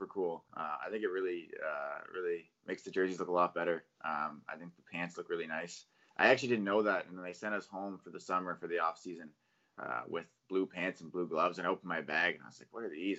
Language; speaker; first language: English; native; English